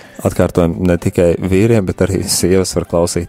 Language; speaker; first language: Latvian; native; Latvian